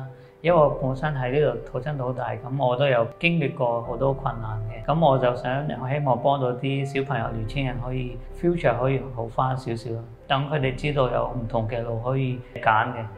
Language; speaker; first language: Cantonese; early bilingual, other home language; Punjabi